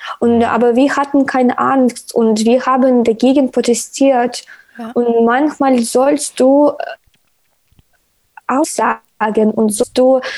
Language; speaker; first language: German; non-native, learner; Ukrainian